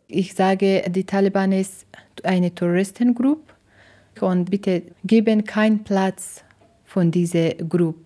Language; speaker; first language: German; non-native, learner; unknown